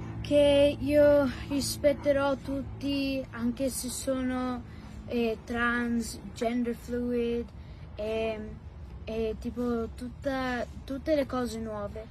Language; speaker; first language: Italian; early bilingual, heritage; Italian